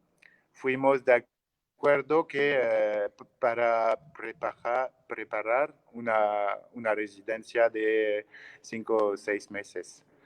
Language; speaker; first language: Spanish; non-native, learner; French